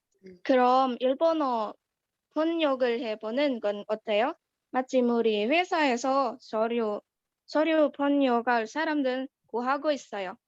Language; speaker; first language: Korean; non-native, learner; Indonesian